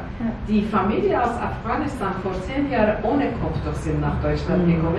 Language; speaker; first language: German; non-native, learner; Persian